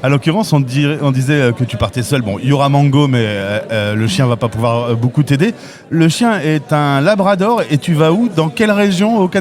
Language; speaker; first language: French; native; French